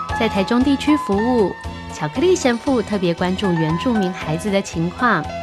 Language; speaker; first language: Chinese; native; Chinese